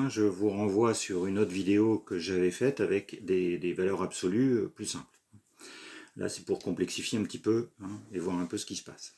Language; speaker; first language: French; native; French